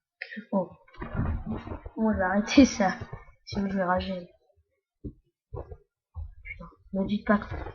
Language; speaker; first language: French; native; French